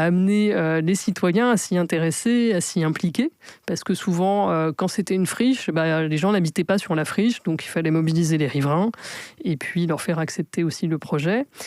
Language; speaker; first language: French; native; French